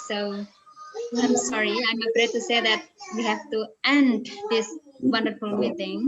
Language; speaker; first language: English; non-native, fluent; Indonesian